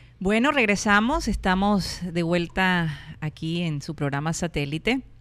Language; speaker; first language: Spanish; native; Spanish